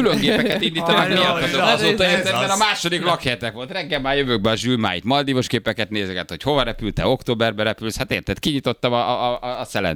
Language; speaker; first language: Hungarian; native; Hungarian